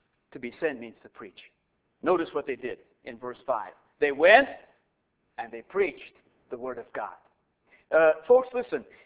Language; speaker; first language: English; native; English